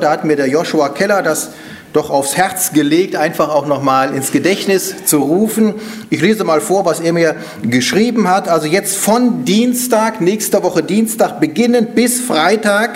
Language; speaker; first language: German; native; German